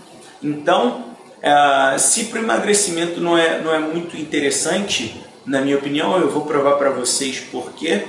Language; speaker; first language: Portuguese; native; Portuguese